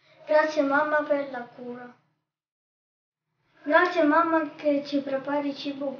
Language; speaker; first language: Italian; early bilingual, other home language; Russian